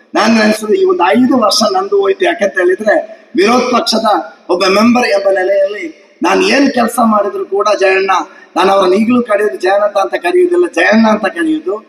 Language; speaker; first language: Kannada; non-native, local second language; Tulu